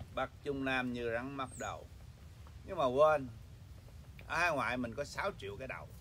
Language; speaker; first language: Vietnamese; early bilingual, heritage; Vietnamese